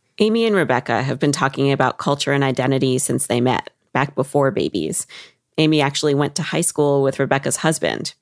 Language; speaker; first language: English; native; English